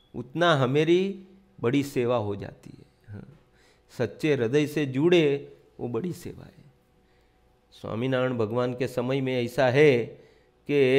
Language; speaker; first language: Hindi; non-native, local second language; Gujarati